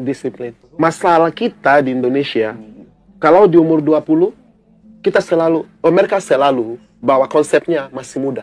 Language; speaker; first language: Indonesian; early bilingual, heritage; English